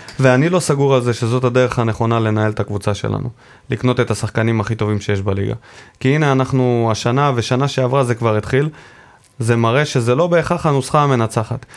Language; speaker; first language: Hebrew; native; Hebrew